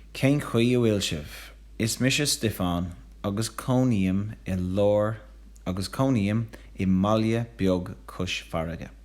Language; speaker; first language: Irish; non-native, local second language; English